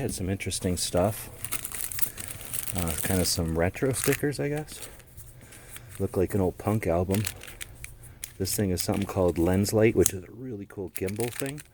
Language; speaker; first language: English; native; English